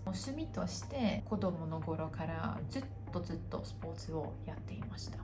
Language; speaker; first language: Japanese; non-native, fluent; Hungarian